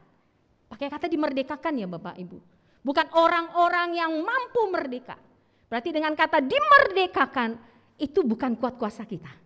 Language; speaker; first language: Indonesian; native; Indonesian